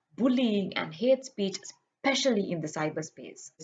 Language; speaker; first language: English; non-native, local second language; Sinhala